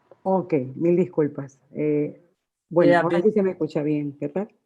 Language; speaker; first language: Spanish; native; Spanish